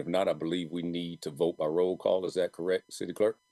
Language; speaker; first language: English; native; English